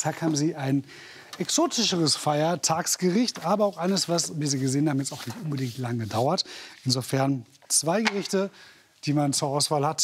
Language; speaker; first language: German; native; German